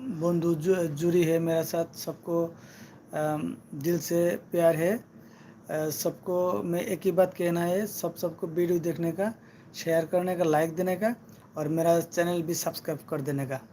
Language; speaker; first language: Hindi; non-native, learner; Bangla